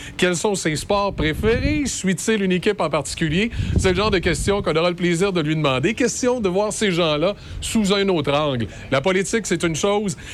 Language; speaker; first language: French; native; French